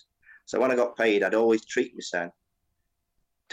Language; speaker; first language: English; native; English